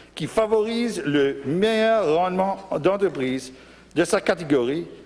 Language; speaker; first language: French; non-native, local second language; English